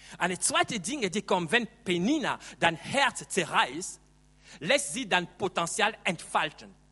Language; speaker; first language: German; non-native, fluent; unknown